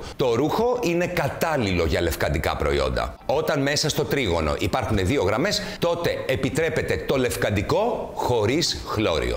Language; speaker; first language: Greek; native; Greek